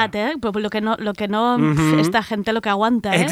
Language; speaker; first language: Spanish; native; Spanish